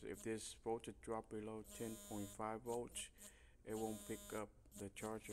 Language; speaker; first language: English; non-native, fluent; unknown